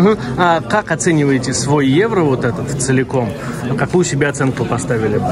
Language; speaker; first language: Russian; native; Russian